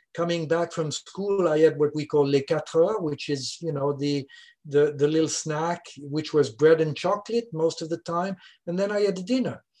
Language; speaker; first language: English; non-native, fluent; French